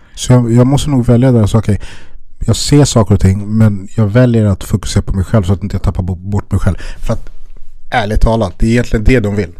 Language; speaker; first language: Swedish; early bilingual, other home language; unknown